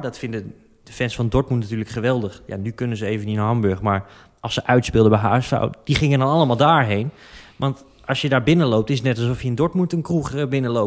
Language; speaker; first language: Dutch; native; Dutch